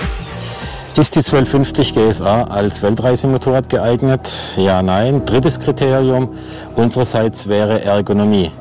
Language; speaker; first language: German; native; German